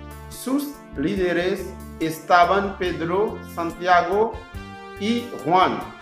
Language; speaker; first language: Spanish; non-native, learner; Haitian Creole